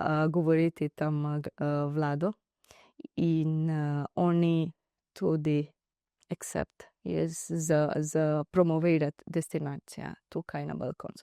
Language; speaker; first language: Slovenian; non-native, learner; Divehi